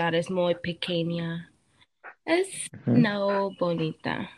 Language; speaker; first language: Spanish; non-native, learner; English